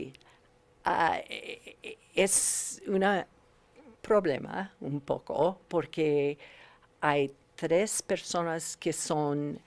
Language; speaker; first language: Spanish; non-native, learner; English